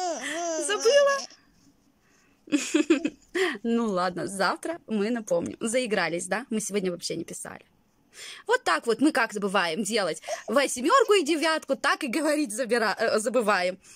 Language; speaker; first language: Russian; native; Russian